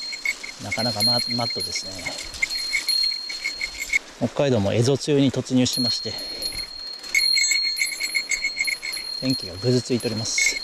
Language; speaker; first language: Japanese; native; Japanese